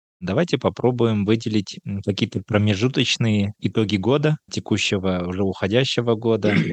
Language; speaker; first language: Russian; non-native, local second language; Kazakh